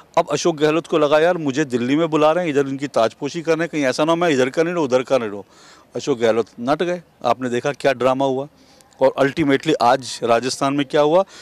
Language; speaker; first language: Hindi; native; Hindi